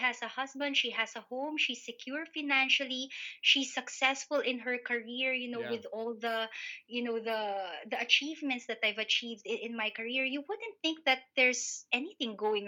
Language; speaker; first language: English; non-native, local second language; Filipino